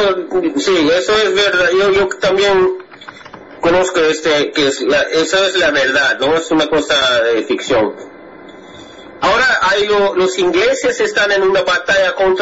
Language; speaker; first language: Spanish; non-native, fluent; English